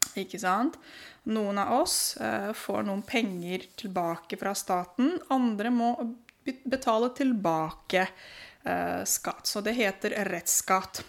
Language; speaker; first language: Norwegian; non-native, fluent; Romanian